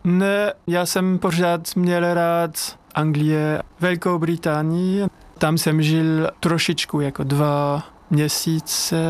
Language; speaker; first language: Czech; non-native, learner; French